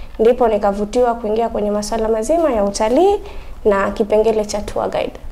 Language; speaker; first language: Swahili; native; Swahili